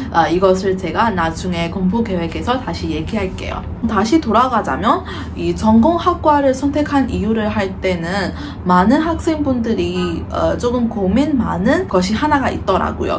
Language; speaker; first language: Korean; non-native, fluent; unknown